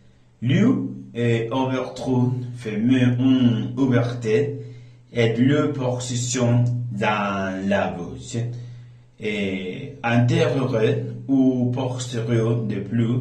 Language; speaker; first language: French; non-native, learner; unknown